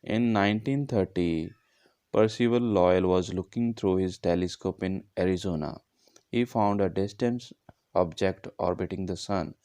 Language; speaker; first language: English; non-native, local second language; Punjabi